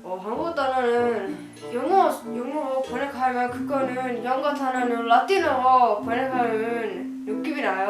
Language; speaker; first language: Korean; non-native, learner; Finnish